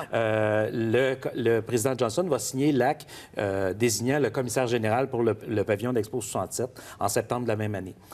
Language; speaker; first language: French; native; French